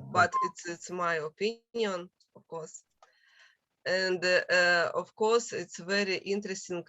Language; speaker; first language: English; non-native, learner; Russian